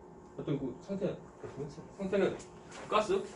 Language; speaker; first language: Korean; native; Korean